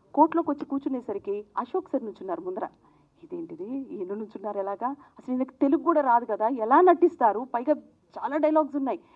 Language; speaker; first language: Telugu; native; Telugu